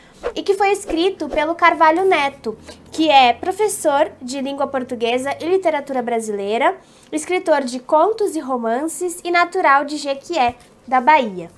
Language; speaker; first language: Portuguese; native; Portuguese